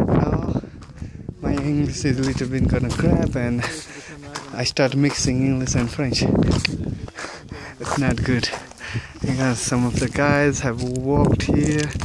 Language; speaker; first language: English; non-native, learner; French